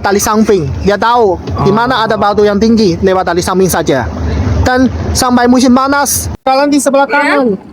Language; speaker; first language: Indonesian; non-native, learner; Chinese